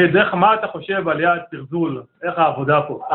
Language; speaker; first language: Hebrew; native; Hebrew